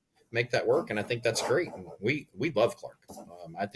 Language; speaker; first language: English; native; English